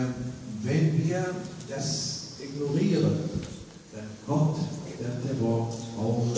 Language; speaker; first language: German; non-native, fluent; Arabic